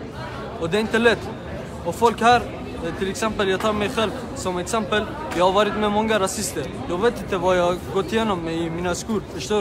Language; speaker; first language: Swedish; non-native, fluent; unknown